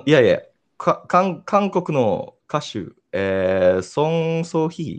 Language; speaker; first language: Japanese; non-native, learner; Indonesian